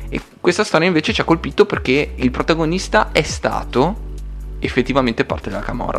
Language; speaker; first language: Italian; native; Italian